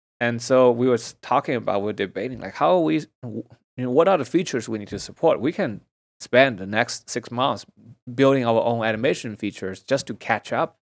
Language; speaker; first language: English; non-native, fluent; Chinese